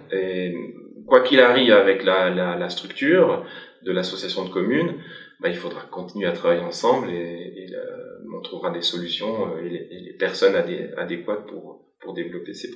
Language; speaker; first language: French; native; French